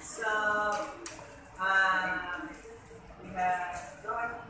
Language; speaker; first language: English; non-native, learner; Indonesian